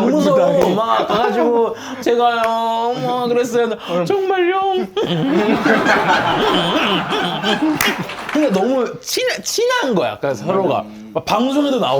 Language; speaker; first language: Korean; early bilingual, other home language; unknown